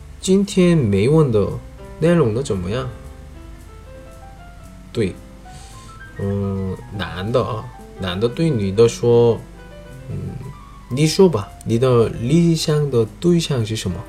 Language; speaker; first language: Chinese; non-native, fluent; Korean